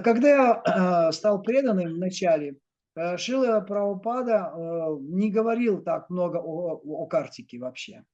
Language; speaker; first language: Russian; native; Russian